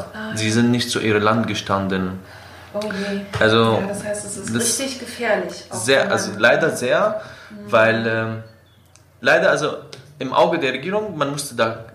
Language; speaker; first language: German; non-native, fluent; Kurdish